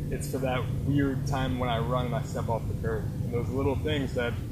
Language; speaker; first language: English; native; English